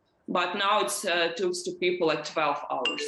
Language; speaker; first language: English; non-native, learner; Ukrainian